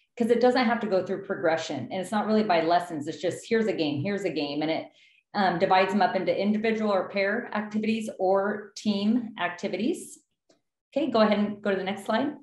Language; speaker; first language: English; native; English